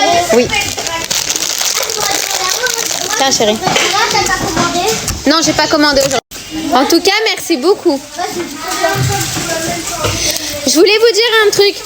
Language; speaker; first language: French; native; French